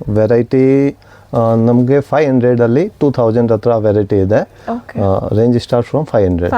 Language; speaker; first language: Kannada; non-native, local second language; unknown